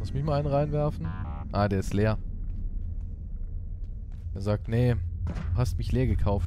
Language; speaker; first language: German; native; German